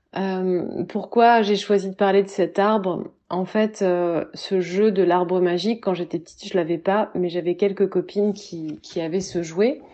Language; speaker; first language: French; native; French